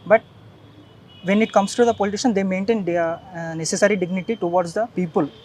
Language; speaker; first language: English; non-native, local second language; Telugu